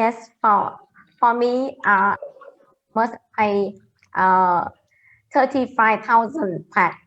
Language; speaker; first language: English; non-native, learner; Vietnamese